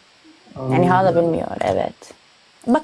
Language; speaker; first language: Turkish; non-native, learner; Arabic